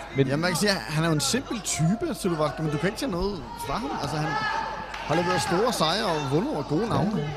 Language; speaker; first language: Danish; native; Danish